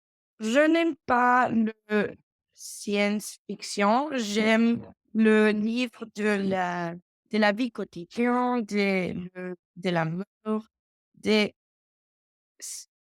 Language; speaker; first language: French; non-native, learner; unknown